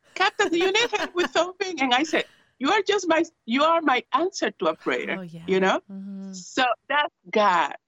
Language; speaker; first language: English; non-native, fluent; Spanish